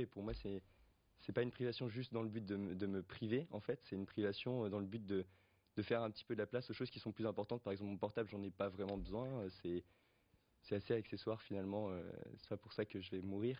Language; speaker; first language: French; native; French